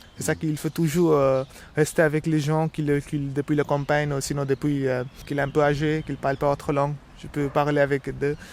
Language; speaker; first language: French; non-native, learner; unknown